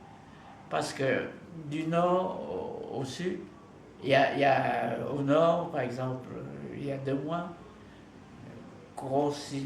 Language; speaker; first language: French; non-native, fluent; Vietnamese